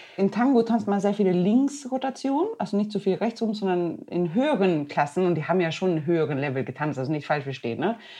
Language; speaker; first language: German; non-native, fluent; Swedish